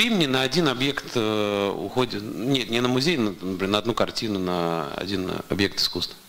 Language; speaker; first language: Russian; native; Russian